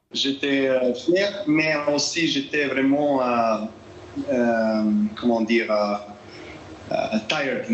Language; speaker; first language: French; non-native, learner; Serbian